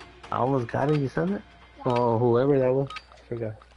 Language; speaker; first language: English; early bilingual, other home language; Spanish